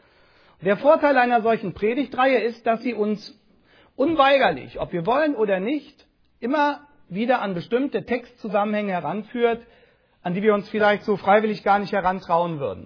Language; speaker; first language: German; native; German